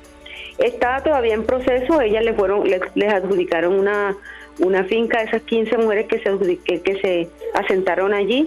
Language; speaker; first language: Spanish; native; Spanish